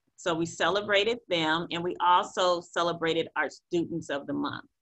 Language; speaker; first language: English; native; English